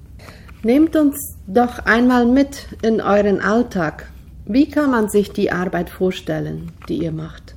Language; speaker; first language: German; native; German